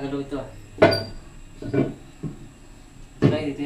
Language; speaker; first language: Filipino; native; Filipino